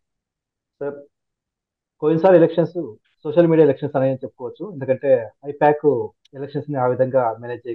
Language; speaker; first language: Telugu; native; Telugu